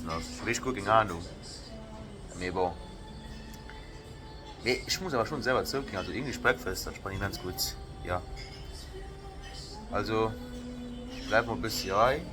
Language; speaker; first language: German; non-native, local second language; Luxembourgish